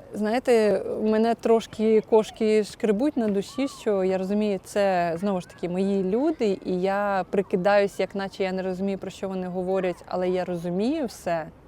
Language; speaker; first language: Ukrainian; non-native, local second language; Russian